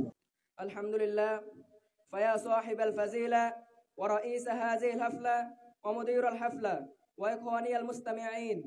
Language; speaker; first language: Arabic; non-native, learner; Bangla